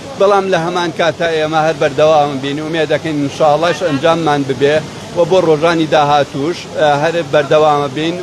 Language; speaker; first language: Central Kurdish; native; Central Kurdish